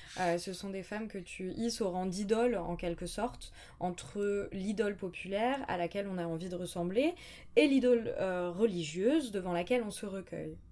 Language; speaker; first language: French; native; French